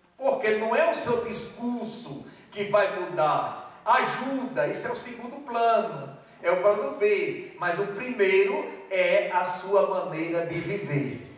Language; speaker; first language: Portuguese; non-native, fluent; Malagasy